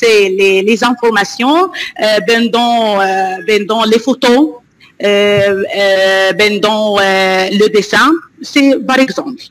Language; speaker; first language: French; non-native, fluent; Arabic